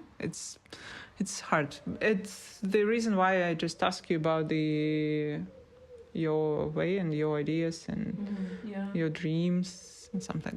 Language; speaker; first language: English; non-native, learner; Russian